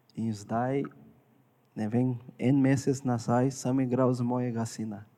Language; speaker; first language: Slovenian; non-native, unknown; Portuguese